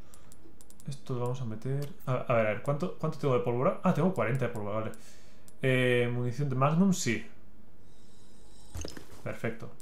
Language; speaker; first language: Spanish; native; Spanish